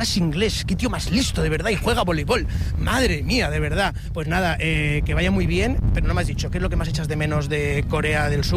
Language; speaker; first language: Spanish; native; Spanish